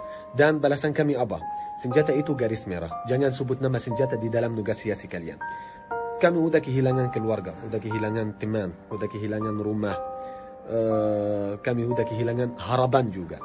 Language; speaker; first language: Indonesian; non-native, fluent; Arabic